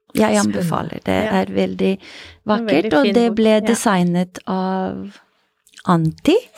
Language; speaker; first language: Norwegian; non-native, fluent; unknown